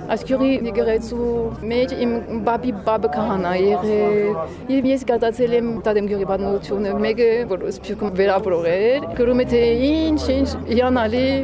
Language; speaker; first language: Armenian; early bilingual, heritage; Armenian